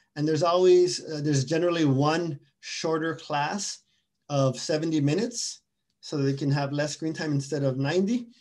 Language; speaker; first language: English; early bilingual, other home language; Spanish